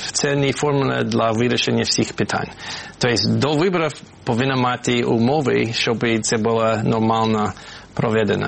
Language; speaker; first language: Ukrainian; non-native, fluent; English